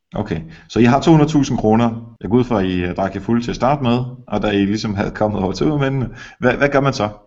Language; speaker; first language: Danish; native; Danish